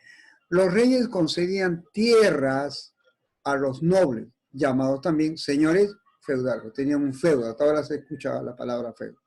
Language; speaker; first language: Spanish; native; Spanish